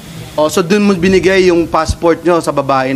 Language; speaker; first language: Filipino; native; Filipino